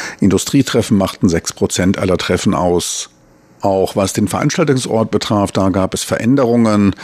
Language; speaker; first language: German; native; German